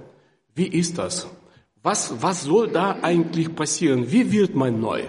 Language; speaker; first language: German; non-native, fluent; Russian